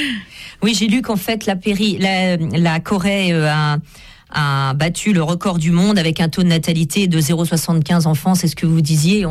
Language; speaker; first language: French; native; French